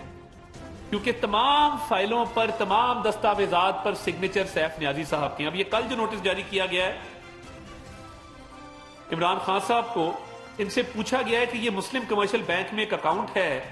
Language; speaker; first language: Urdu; non-native, local second language; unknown